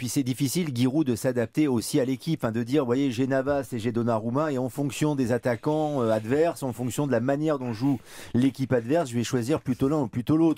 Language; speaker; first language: French; native; French